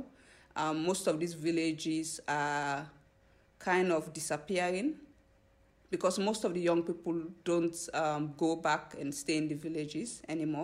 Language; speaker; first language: English; non-native, local second language; Fula